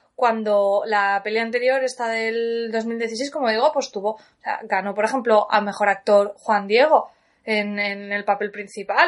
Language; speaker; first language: Spanish; native; Spanish